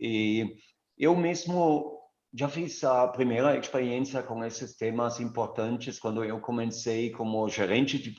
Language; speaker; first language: Portuguese; non-native, fluent; German